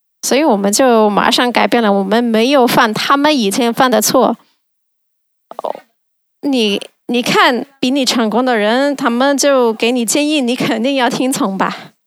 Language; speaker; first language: Chinese; non-native, fluent; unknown